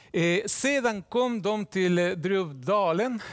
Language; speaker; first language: Swedish; non-native, fluent; Spanish